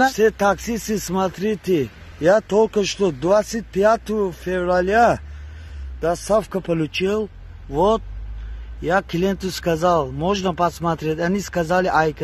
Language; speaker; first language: Russian; non-native, learner; Tajik